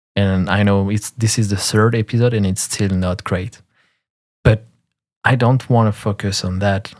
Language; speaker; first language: English; non-native, fluent; French